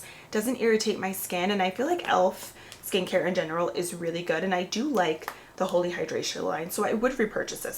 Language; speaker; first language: English; native; English